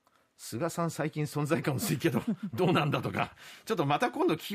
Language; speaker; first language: Japanese; native; Japanese